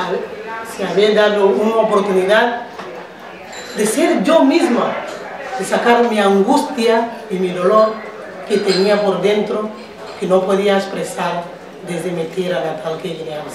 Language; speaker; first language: Spanish; non-native, fluent; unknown